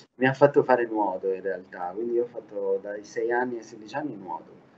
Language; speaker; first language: Italian; native; Italian